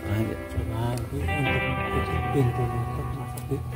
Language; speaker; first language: Indonesian; native; Indonesian